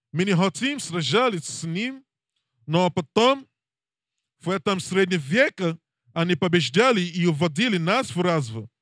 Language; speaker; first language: Russian; non-native, learner; English